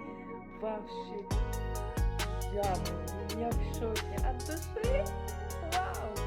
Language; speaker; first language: Russian; non-native, local second language; Uzbek